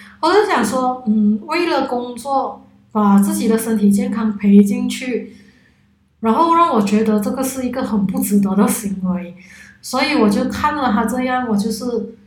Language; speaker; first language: Chinese; non-native, local second language; Cantonese